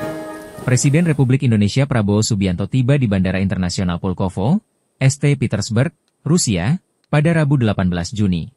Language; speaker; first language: Indonesian; native; Indonesian